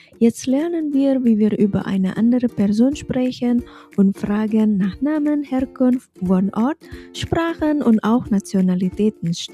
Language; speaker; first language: German; non-native, fluent; Indonesian